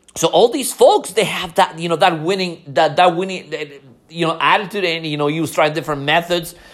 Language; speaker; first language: English; non-native, fluent; Spanish